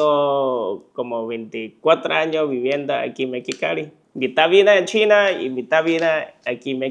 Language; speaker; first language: Spanish; non-native, learner; Chinese